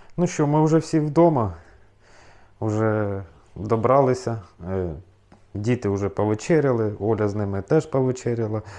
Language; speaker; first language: Ukrainian; native; Ukrainian